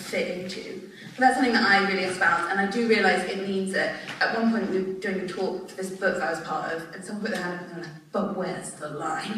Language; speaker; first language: English; native; English